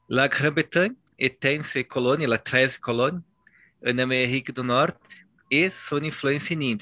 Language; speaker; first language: French; non-native, learner; Portuguese